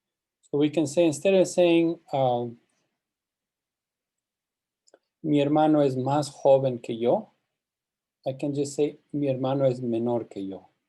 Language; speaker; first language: Spanish; non-native, fluent; English